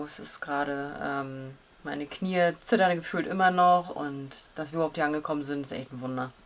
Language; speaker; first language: German; native; German